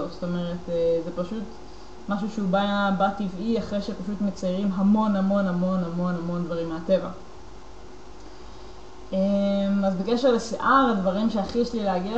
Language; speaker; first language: Hebrew; native; Hebrew